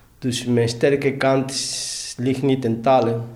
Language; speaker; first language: Dutch; non-native, learner; Spanish